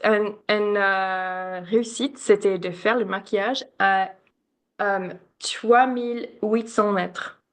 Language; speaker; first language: French; non-native, learner; English